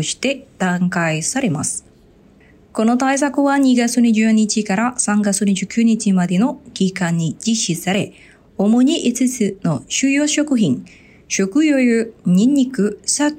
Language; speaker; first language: Japanese; non-native, fluent; Indonesian